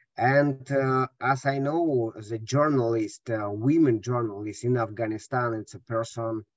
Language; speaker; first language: English; non-native, learner; Russian